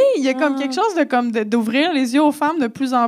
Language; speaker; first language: French; native; French